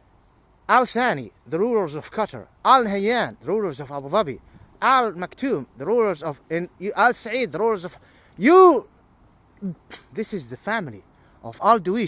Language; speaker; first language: English; non-native, fluent; Arabic